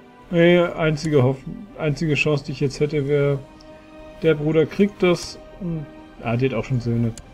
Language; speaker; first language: German; native; German